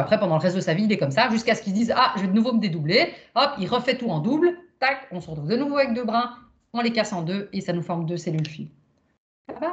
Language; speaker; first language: French; native; French